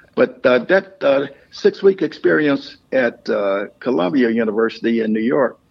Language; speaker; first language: English; native; English